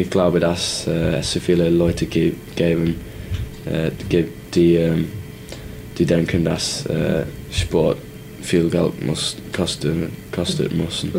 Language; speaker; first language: German; non-native, learner; English